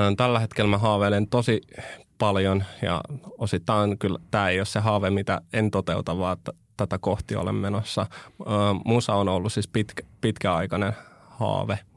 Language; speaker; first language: Finnish; early bilingual, other home language; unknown